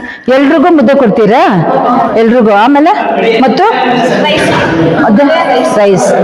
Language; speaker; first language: Kannada; non-native, local second language; Tamil